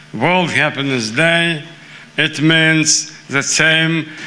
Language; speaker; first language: English; non-native, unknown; Lithuanian